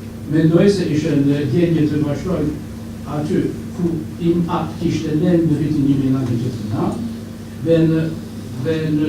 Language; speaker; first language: Albanian; non-native, fluent; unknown